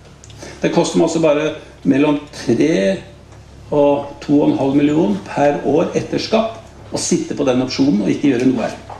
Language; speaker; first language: Norwegian; native; Norwegian